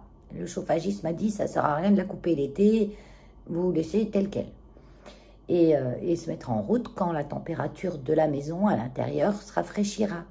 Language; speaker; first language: French; native; French